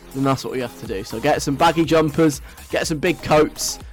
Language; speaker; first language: English; native; English